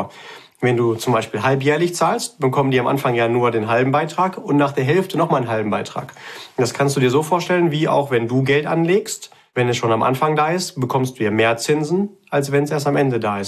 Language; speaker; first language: German; native; German